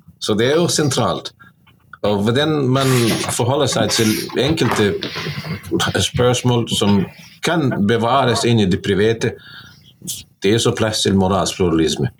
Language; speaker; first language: Norwegian; non-native, fluent; Bosnian